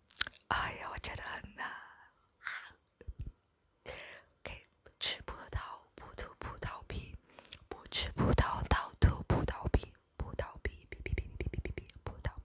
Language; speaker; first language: Chinese; non-native, local second language; English